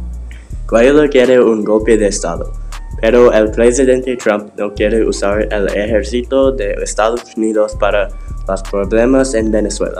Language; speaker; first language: Spanish; non-native, learner; English